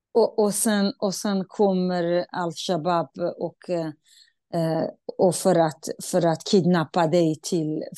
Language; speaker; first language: Swedish; non-native, fluent; Kurdish